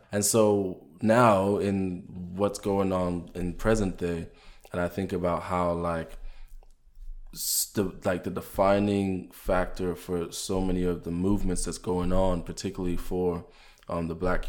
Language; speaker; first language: English; native; English